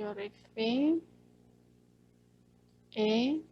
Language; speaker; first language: French; non-native, fluent; Indonesian